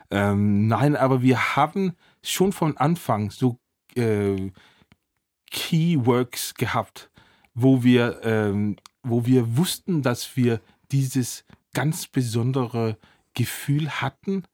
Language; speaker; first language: German; non-native, fluent; Danish